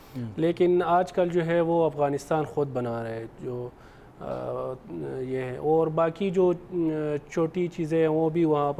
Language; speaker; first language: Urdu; non-native, fluent; Pashto